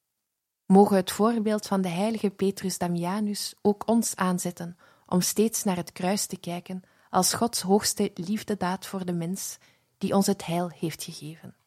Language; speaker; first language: Dutch; native; Dutch